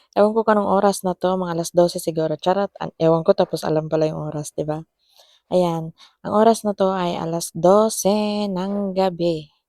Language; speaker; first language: Filipino; non-native, local second language; Cebuano